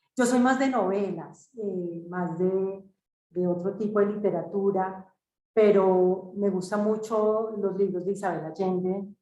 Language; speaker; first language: Spanish; native; Spanish